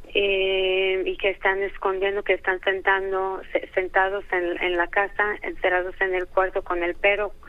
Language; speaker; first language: Spanish; early bilingual, heritage; Hebrew